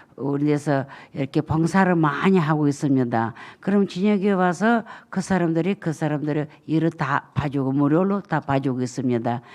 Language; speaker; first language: Korean; non-native, fluent; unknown